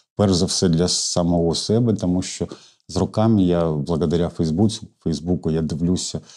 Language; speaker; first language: Ukrainian; non-native, local second language; Russian